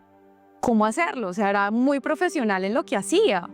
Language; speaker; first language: Spanish; native; Spanish